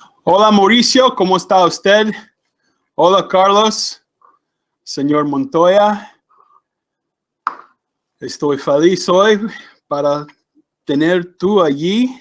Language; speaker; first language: Spanish; non-native, learner; English